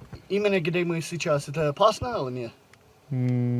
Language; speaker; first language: Russian; non-native, learner; English